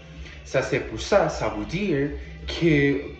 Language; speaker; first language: French; non-native, learner; Portuguese